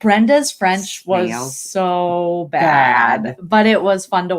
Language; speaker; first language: English; native; English